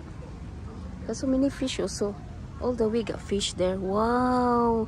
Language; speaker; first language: English; non-native, local second language; Filipino